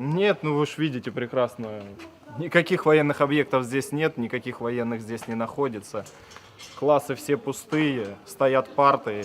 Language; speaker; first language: Russian; native; Russian